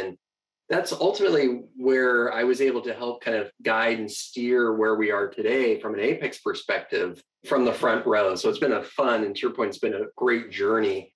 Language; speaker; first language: English; native; English